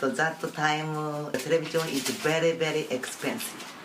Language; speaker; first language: English; non-native, learner; Japanese